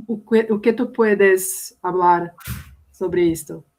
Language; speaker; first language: Spanish; non-native, learner; Portuguese